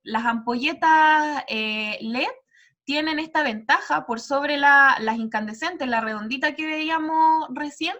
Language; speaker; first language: Spanish; native; Spanish